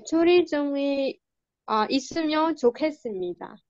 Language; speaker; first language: Korean; non-native, learner; Burmese